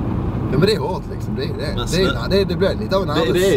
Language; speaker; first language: Swedish; native; Swedish